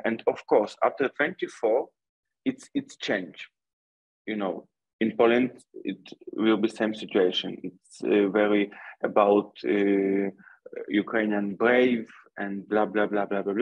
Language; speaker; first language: English; non-native, learner; Ukrainian